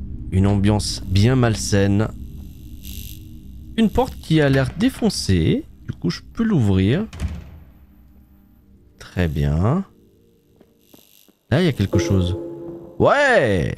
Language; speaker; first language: French; native; French